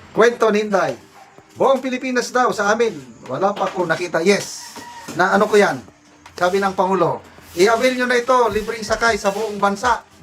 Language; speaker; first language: Filipino; non-native, local second language; Cebuano